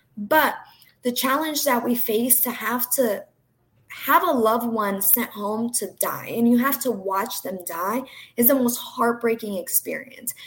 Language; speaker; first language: English; early bilingual, other home language; Portuguese